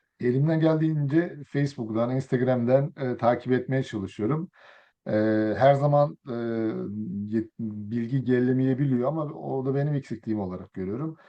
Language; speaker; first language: Turkish; early bilingual, other home language; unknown